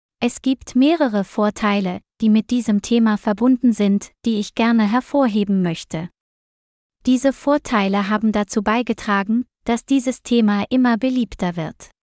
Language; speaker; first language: German; non-native, learner; Vietnamese